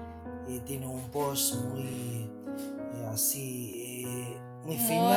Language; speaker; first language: Spanish; non-native, learner; Chinese